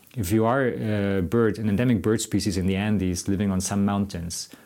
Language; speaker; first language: English; non-native, fluent; German